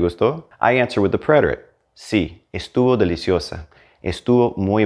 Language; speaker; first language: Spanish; non-native, fluent; English